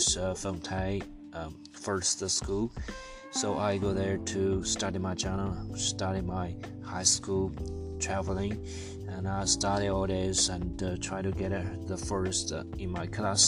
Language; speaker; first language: English; non-native, learner; Chinese